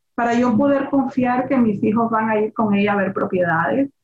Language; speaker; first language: Spanish; native; Spanish